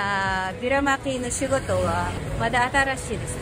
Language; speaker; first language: Japanese; non-native, learner; Filipino